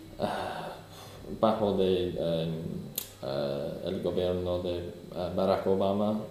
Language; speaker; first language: Spanish; non-native, learner; English